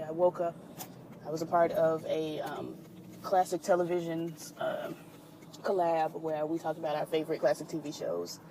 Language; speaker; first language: English; native; English